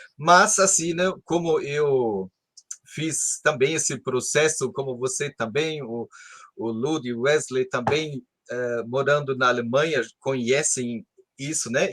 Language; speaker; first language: Portuguese; non-native, fluent; German